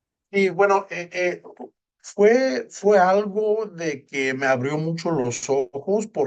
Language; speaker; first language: Spanish; early bilingual, heritage; Spanish